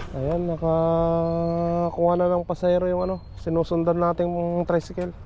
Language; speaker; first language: Filipino; native; Filipino